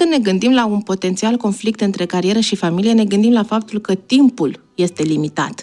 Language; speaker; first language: Romanian; native; Romanian